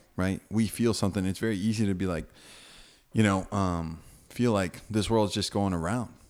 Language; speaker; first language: English; native; English